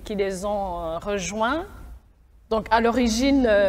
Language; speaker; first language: French; non-native, local second language; Kinyarwanda